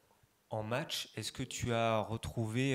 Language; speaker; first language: French; native; French